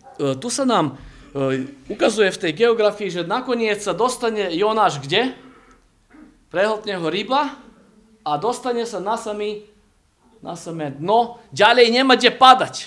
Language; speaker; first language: Slovak; native; Slovak